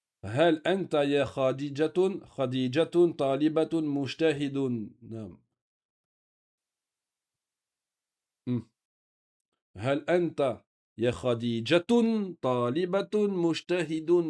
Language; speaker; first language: Arabic; non-native, fluent; French